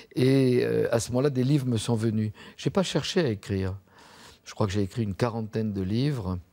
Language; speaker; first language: French; native; French